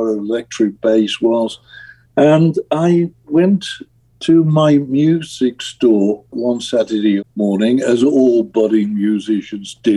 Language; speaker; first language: English; native; English